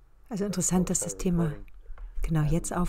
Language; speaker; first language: German; native; German